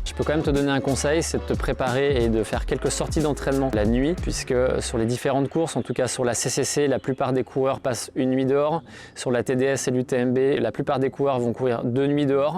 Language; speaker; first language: French; native; French